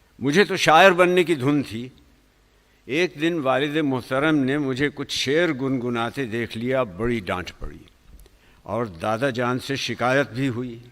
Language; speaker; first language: Urdu; native; Urdu